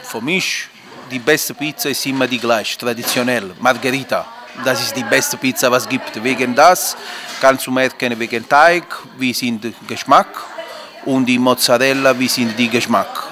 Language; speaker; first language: German; non-native, learner; Italian